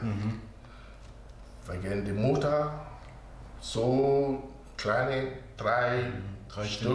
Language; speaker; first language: German; non-native, learner; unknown